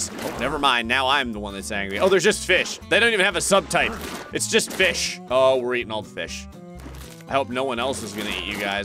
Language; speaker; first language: English; native; English